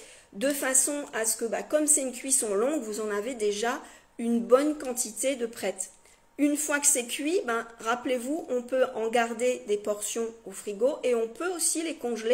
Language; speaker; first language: French; native; French